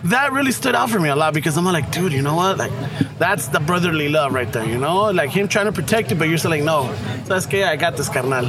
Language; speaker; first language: English; early bilingual, other home language; Spanish